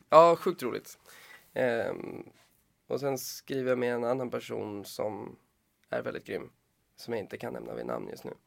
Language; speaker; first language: Swedish; native; Swedish